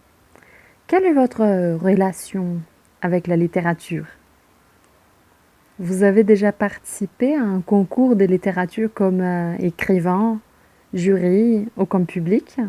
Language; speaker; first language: French; non-native, fluent; Portuguese